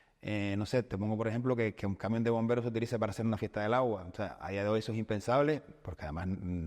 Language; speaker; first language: Spanish; native; Spanish